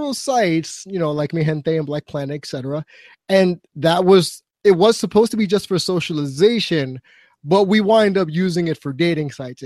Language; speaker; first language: English; native; English